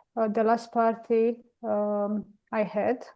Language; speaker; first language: English; non-native, learner; Romanian